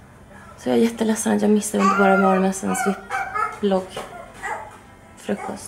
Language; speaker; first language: Swedish; native; Swedish